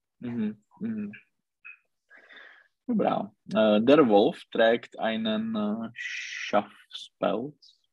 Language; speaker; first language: German; non-native, learner; Czech